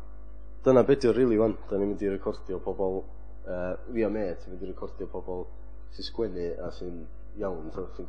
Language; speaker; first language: Welsh; native; Welsh